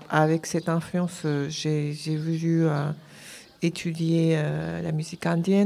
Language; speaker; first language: French; non-native, fluent; Japanese